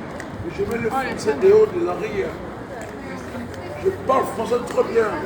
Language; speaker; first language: French; non-native, learner; Portuguese